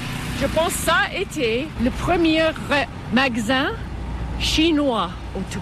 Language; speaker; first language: French; non-native, fluent; English